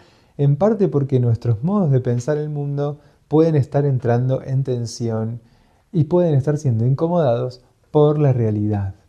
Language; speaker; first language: Spanish; native; Spanish